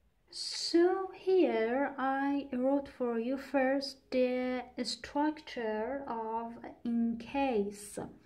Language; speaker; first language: English; non-native, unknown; Persian